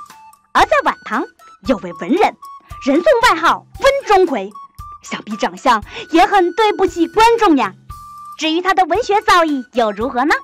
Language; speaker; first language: Chinese; native; Chinese